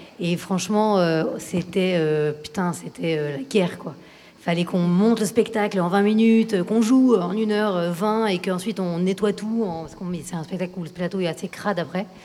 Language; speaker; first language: French; native; French